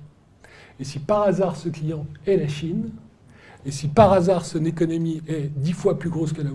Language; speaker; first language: French; native; French